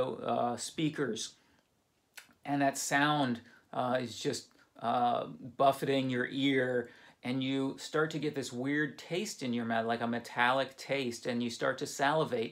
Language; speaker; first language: English; native; English